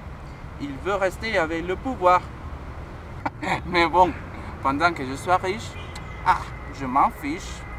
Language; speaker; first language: French; non-native, learner; Spanish